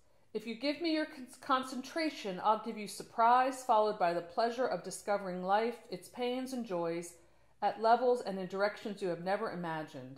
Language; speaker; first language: English; native; English